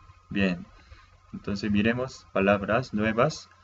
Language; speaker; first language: Spanish; non-native, fluent; Korean